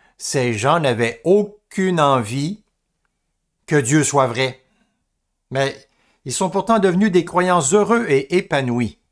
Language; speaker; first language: French; native; French